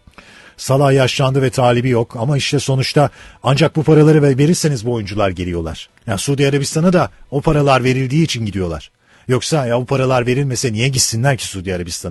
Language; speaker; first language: Turkish; native; Turkish